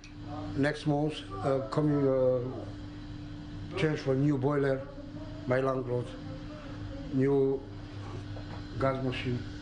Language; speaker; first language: English; non-native, learner; Romanian